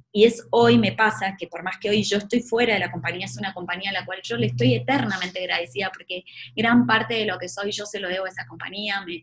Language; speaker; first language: Spanish; native; Spanish